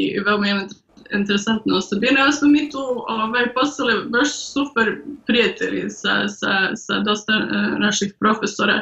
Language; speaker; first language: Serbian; early bilingual, heritage; Serbian